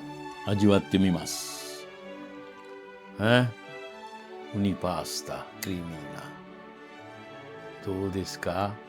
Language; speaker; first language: Japanese; non-native, fluent; Italian